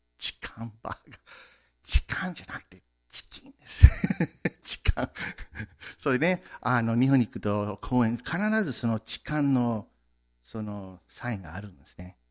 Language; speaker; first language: Japanese; non-native, fluent; English